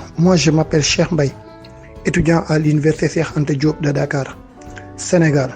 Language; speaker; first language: French; non-native, local second language; Wolof